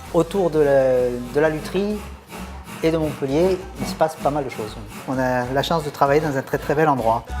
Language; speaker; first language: French; native; French